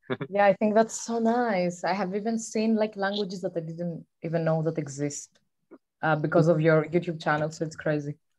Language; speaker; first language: English; non-native, fluent; Greek